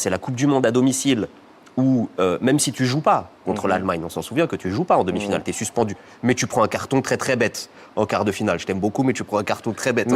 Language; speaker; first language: French; native; French